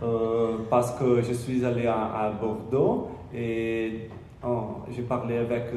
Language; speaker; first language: French; non-native, learner; Portuguese